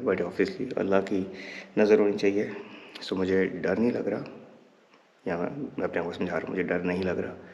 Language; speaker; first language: Urdu; non-native, local second language; Punjabi